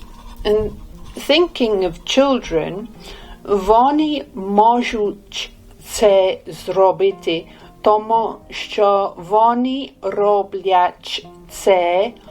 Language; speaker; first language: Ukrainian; non-native, learner; English